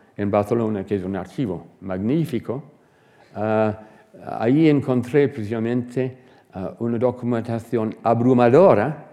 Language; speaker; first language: Spanish; non-native, fluent; English